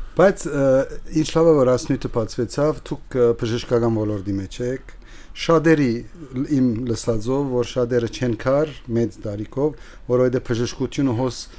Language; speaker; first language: Armenian; early bilingual, heritage; Armenian